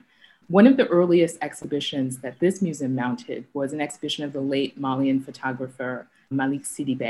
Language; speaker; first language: English; non-native, local second language; Yoruba